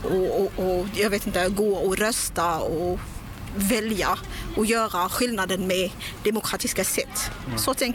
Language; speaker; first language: Swedish; non-native, fluent; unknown